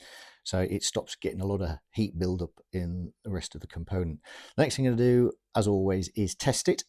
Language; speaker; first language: English; native; English